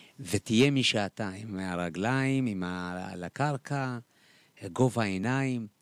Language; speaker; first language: Hebrew; early bilingual, other home language; Amharic